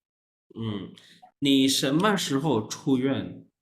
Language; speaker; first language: Chinese; non-native, fluent; Urdu